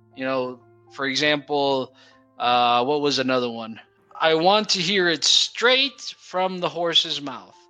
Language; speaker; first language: English; non-native, fluent; Portuguese